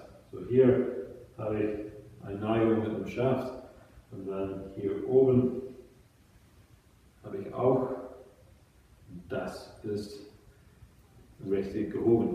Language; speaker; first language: German; non-native, fluent; English